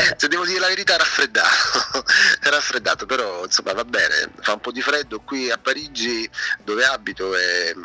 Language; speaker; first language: Italian; native; Italian